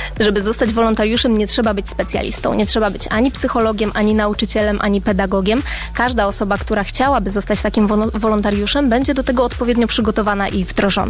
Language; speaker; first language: Polish; native; Polish